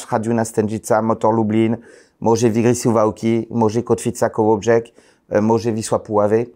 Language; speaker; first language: Polish; non-native, learner; French